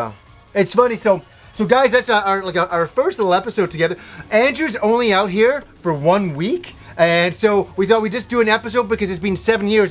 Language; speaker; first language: English; native; English